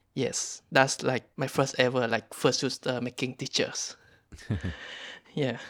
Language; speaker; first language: English; non-native, learner; Vietnamese